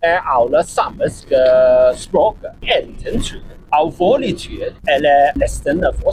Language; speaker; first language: Norwegian; non-native, learner; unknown